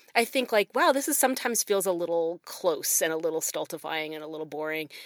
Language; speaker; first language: English; native; English